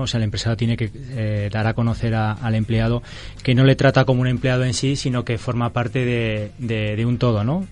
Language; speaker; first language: Spanish; native; Spanish